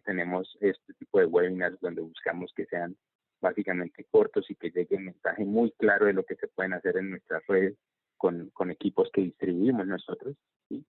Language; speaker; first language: Spanish; native; Spanish